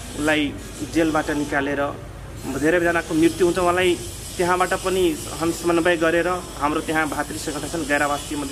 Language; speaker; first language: Nepali; non-native, local second language; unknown